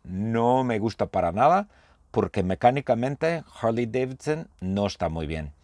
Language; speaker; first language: Spanish; non-native, fluent; English